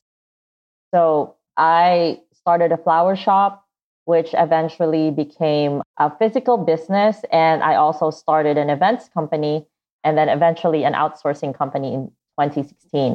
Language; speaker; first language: English; non-native, local second language; Cebuano